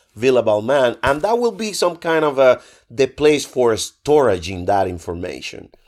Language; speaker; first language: English; non-native, fluent; Spanish